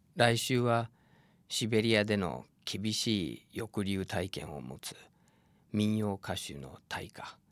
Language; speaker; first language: Japanese; non-native, fluent; English